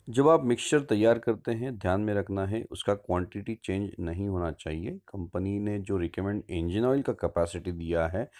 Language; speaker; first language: Hindi; non-native, local second language; Marathi